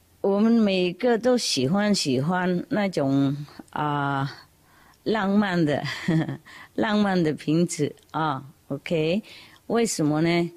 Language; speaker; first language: Chinese; non-native, fluent; Vietnamese